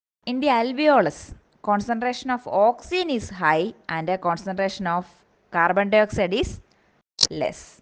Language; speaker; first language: English; non-native, local second language; Malayalam